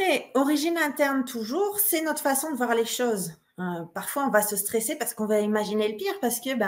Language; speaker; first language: French; native; French